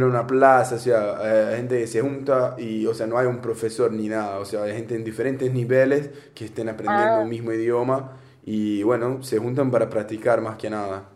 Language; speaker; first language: Spanish; native; Spanish